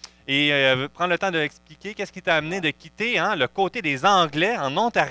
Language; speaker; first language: French; native; French